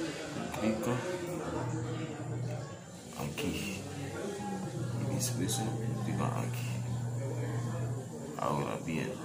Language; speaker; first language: Spanish; non-native, learner; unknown